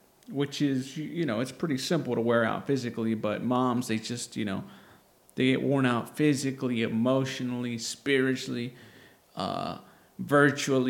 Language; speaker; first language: English; early bilingual, other home language; Spanish